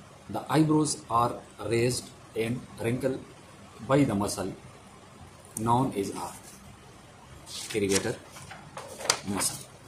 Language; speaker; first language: English; non-native, local second language; Urdu